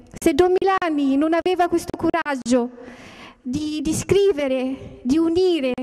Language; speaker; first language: Italian; non-native, learner; Arabic